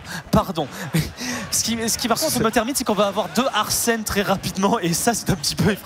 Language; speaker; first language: French; native; French